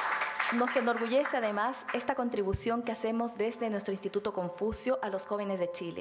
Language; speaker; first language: Spanish; native; Spanish